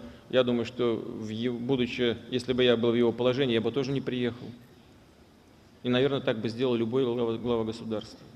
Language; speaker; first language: Russian; native; Russian